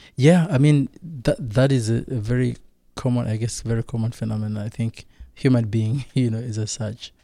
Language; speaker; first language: English; non-native, local second language; Kinyarwanda